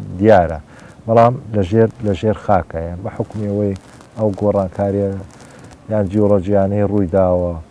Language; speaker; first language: Central Kurdish; native; Central Kurdish